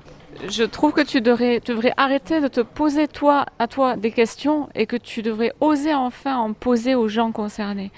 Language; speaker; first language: French; native; French